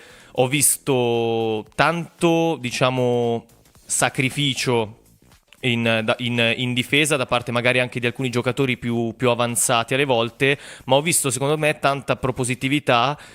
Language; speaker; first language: Italian; native; Italian